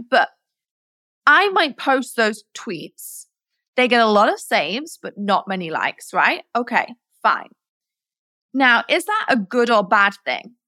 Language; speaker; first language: English; native; English